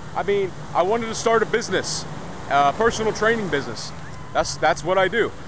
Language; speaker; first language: English; native; English